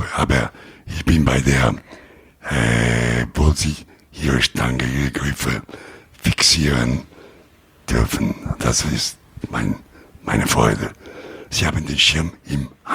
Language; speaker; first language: German; non-native, learner; Italian